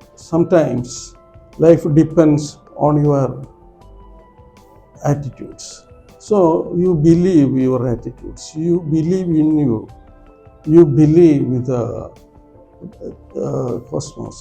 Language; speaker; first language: English; non-native, local second language; Malayalam